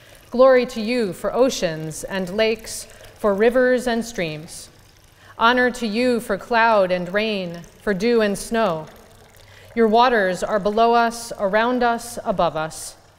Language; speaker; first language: English; native; English